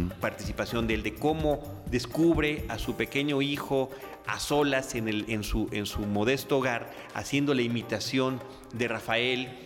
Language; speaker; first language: Spanish; native; Spanish